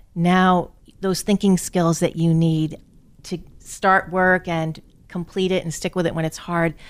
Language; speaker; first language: English; native; English